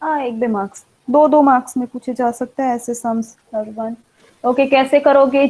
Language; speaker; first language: Hindi; non-native, local second language; Gujarati